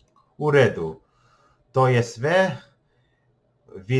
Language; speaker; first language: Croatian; non-native, learner; English